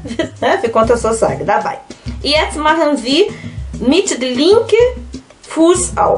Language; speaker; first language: German; non-native, fluent; Portuguese